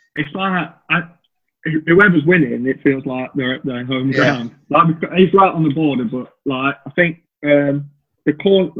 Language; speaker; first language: English; native; English